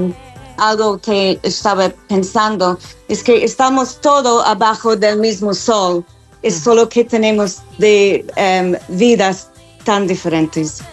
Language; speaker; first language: Spanish; non-native, fluent; English